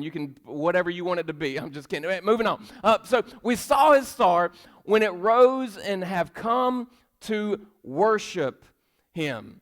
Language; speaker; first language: English; native; English